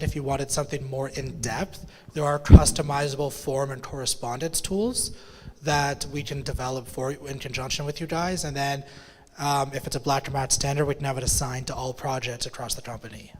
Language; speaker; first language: English; native; English